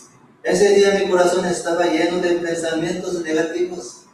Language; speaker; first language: Spanish; non-native, fluent; Korean